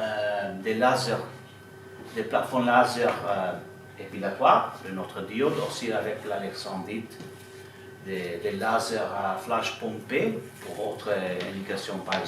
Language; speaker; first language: French; non-native, fluent; Italian